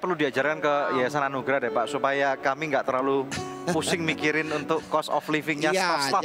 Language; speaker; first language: Indonesian; native; Indonesian